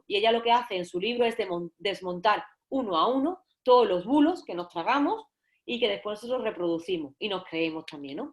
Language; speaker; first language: Spanish; native; Spanish